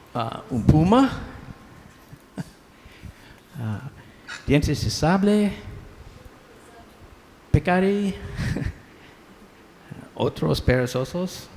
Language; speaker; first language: Spanish; non-native, learner; English